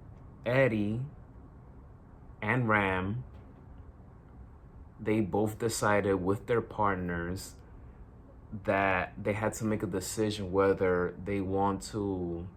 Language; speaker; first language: English; native; English